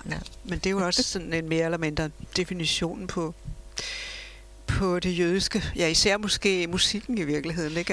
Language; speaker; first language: Danish; native; Danish